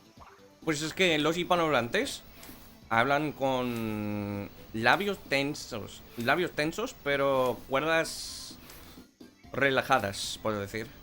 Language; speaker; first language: Spanish; non-native, fluent; English